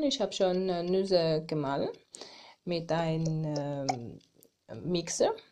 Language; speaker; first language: German; non-native, learner; Armenian